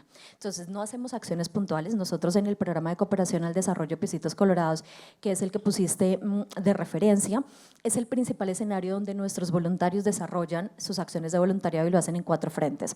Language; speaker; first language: Spanish; native; Spanish